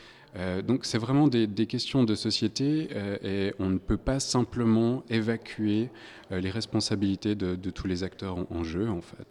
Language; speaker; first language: French; native; French